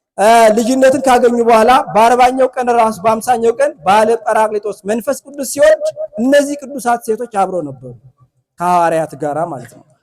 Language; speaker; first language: Amharic; native; Amharic